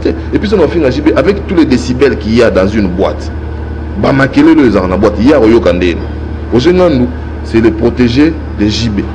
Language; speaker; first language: French; non-native, local second language; Lingala